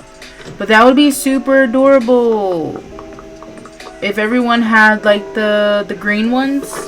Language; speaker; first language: English; native; English